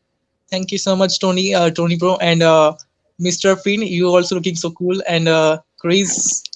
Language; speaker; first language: English; non-native, learner; Hindi